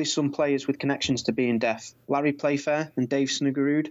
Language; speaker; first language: English; non-native, fluent; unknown